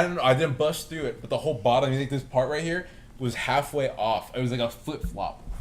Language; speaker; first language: English; native; English